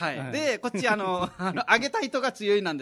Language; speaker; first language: Japanese; non-native, fluent; Nepali